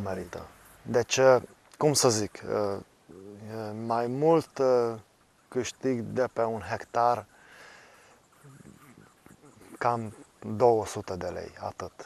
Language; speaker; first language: Romanian; non-native, local second language; Hungarian